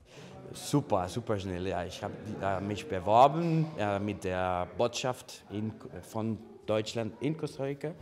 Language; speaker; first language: German; non-native, fluent; Spanish